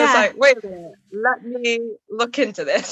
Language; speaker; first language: English; native; English